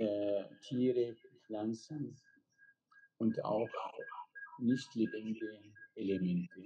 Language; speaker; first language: German; non-native, fluent; Arabic